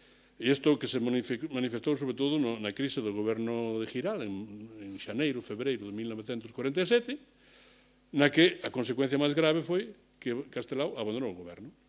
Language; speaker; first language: Galician; native; Galician